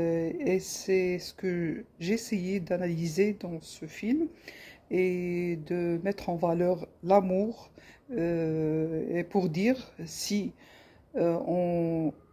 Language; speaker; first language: French; non-native, local second language; Arabic